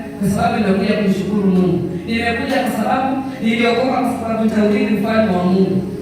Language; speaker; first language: Swahili; non-native, local second language; Luyia